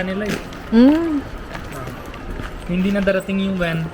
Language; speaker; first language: Filipino; non-native, learner; Punjabi